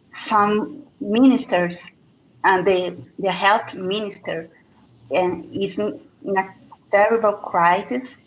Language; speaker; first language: English; non-native, fluent; Portuguese